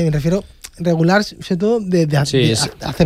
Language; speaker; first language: Spanish; native; Spanish